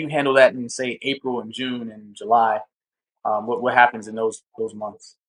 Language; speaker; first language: English; native; English